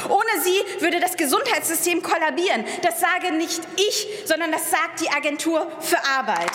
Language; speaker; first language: German; early bilingual, other home language; Persian